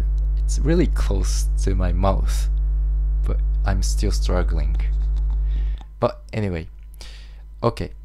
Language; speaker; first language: English; non-native, fluent; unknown